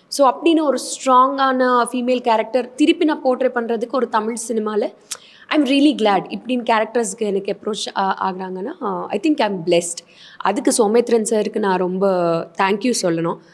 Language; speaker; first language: Tamil; non-native, fluent; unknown